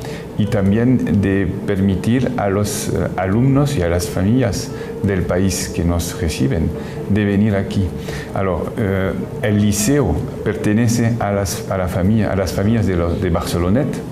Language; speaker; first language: Spanish; non-native, fluent; French